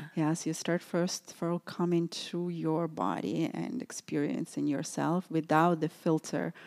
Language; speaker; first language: English; non-native, fluent; Russian